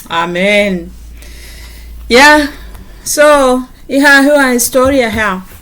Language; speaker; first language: Danish; non-native, learner; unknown